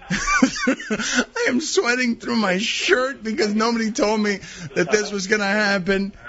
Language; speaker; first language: English; early bilingual, other home language; Spanish